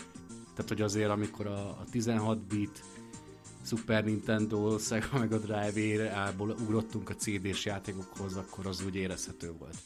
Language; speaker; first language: Hungarian; native; Hungarian